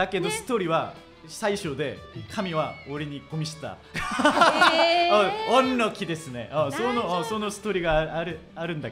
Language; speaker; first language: Japanese; non-native, learner; Korean